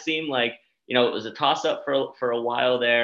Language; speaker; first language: English; native; English